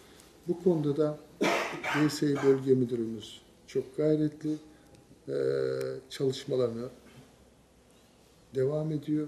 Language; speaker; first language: Turkish; native; Turkish